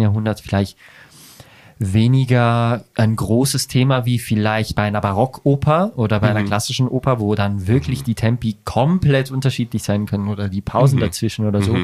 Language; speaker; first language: German; native; German